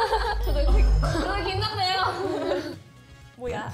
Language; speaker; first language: Korean; non-native, fluent; Indonesian